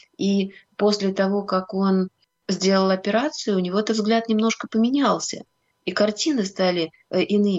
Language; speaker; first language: Russian; native; Russian